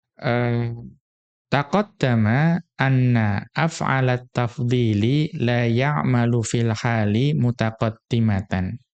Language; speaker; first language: Arabic; non-native, fluent; Indonesian